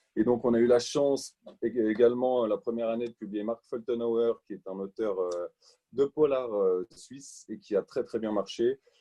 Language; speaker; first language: French; native; French